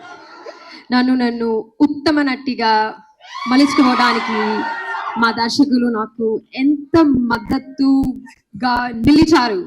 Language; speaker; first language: Telugu; non-native, learner; Malayalam